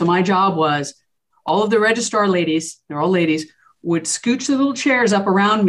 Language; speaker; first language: English; native; English